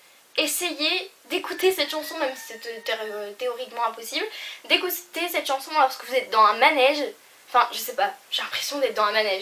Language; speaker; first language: French; native; French